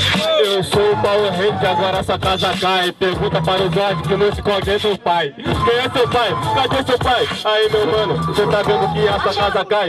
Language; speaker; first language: Portuguese; native; Portuguese